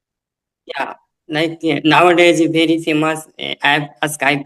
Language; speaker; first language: English; non-native, learner; Hindi